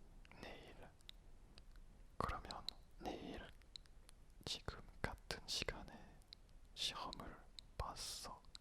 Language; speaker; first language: Korean; non-native, fluent; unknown